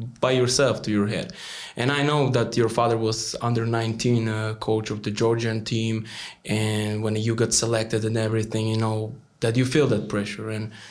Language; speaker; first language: English; non-native, learner; Polish